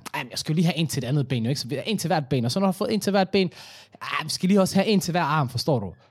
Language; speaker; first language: Danish; early bilingual, other home language; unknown